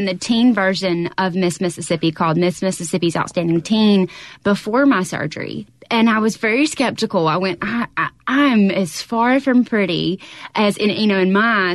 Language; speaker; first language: English; native; English